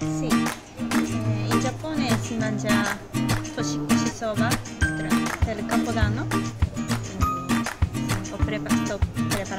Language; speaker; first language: Italian; non-native, learner; Japanese